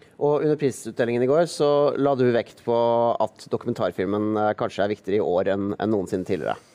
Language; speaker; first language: Norwegian; native; Norwegian